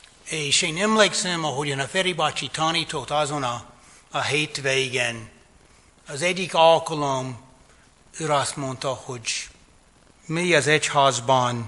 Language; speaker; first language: Hungarian; non-native, fluent; English